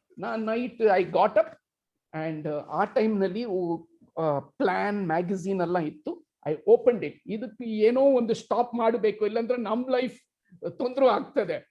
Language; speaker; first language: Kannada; non-native, local second language; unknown